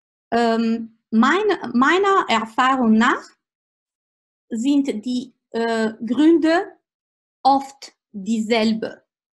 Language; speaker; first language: German; non-native, fluent; Italian